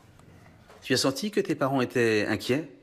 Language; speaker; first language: French; native; French